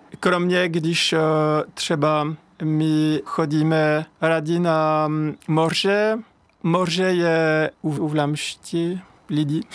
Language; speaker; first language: Czech; non-native, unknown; French